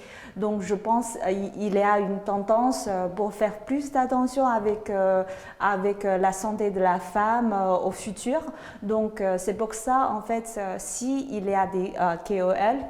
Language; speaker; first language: French; non-native, fluent; Chinese